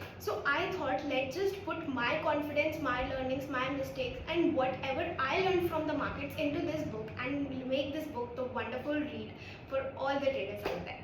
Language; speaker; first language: English; non-native, local second language; Hindi